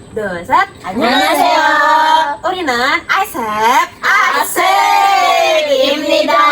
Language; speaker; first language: Korean; non-native, learner; Indonesian